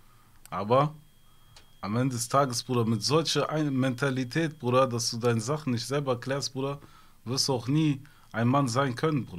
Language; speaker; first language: German; early bilingual, other home language; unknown